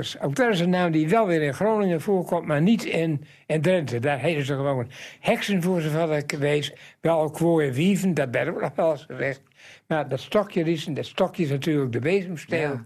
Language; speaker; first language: Dutch; native; Dutch